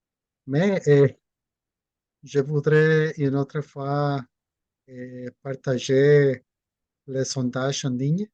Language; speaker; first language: French; non-native, fluent; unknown